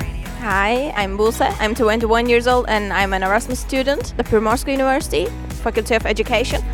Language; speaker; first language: English; non-native, learner; Turkish